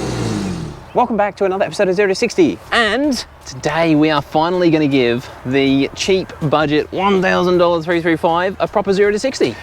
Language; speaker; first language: English; native; English